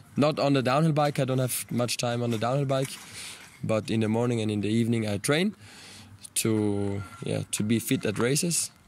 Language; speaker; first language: English; non-native, fluent; Italian